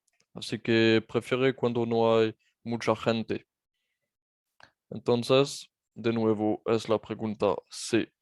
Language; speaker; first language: Spanish; non-native, fluent; French